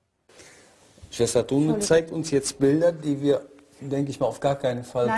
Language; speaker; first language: German; native; German